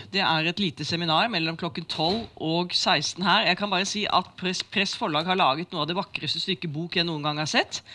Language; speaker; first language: Norwegian; native; Norwegian